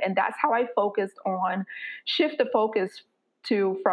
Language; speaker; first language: English; native; English